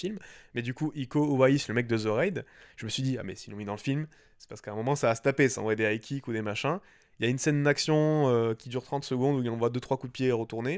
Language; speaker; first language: French; native; French